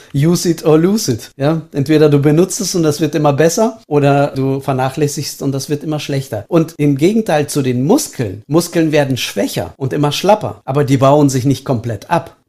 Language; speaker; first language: German; early bilingual, heritage; Estonian